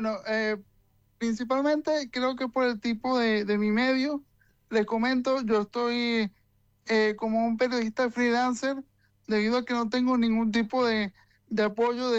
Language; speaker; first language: Spanish; native; Spanish